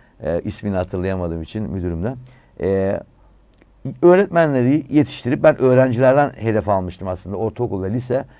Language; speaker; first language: Turkish; native; Turkish